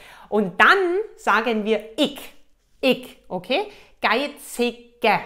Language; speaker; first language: German; native; German